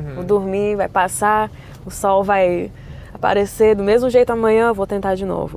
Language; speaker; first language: Portuguese; early bilingual, heritage; Portuguese